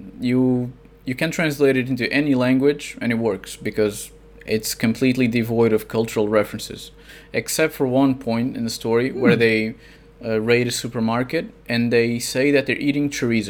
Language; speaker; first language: English; non-native, fluent; Portuguese